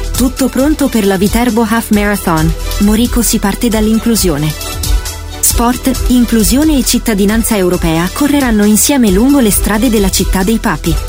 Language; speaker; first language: Italian; native; Italian